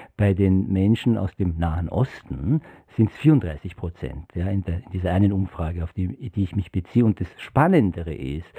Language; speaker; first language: German; non-native, fluent; Persian